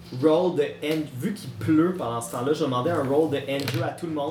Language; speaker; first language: French; native; French